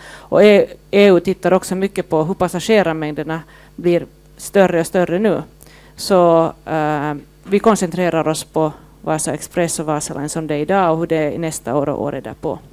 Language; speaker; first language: Swedish; native; Swedish